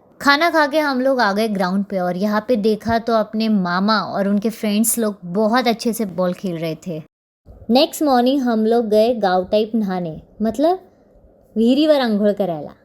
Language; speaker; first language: Hindi; non-native, local second language; Marathi